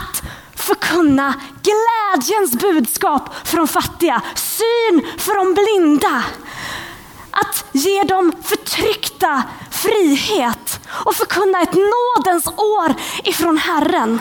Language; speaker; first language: Swedish; native; Swedish